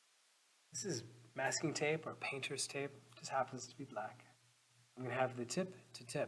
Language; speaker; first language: English; native; English